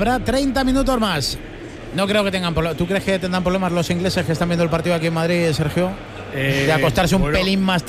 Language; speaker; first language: Spanish; native; Spanish